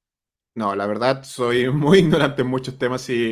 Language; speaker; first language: Spanish; native; Spanish